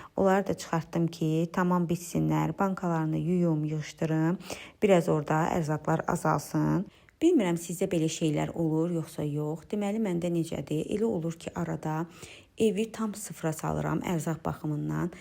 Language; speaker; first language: Azerbaijani; non-native, local second language; Talysh